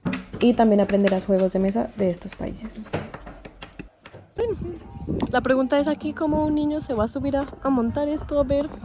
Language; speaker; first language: Spanish; native; Spanish